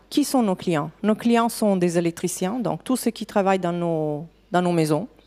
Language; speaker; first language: French; non-native, fluent; Italian